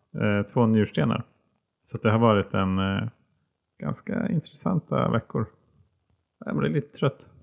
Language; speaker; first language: Swedish; native; Swedish